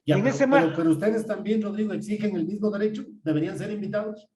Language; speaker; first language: Spanish; native; Spanish